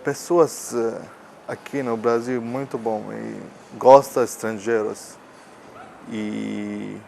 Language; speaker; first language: Portuguese; non-native, learner; Arabic